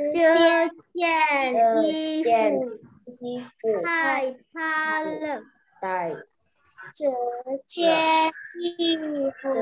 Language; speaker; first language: Chinese; non-native, learner; Indonesian